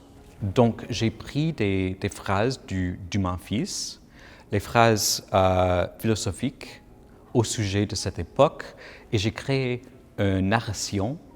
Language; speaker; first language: French; non-native, local second language; English